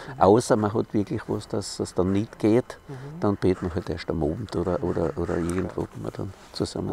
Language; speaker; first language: German; native; German